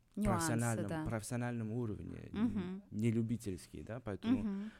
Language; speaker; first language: Russian; non-native, local second language; Uzbek